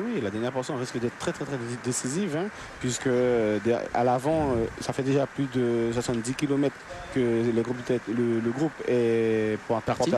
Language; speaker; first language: French; native; French